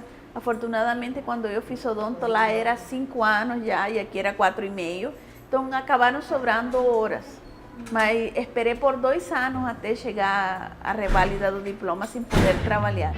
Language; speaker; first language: Portuguese; non-native, fluent; Spanish